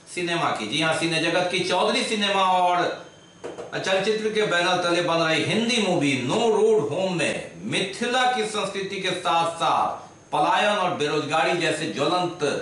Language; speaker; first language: Hindi; native; Hindi